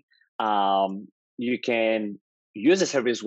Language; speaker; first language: English; non-native, fluent; Spanish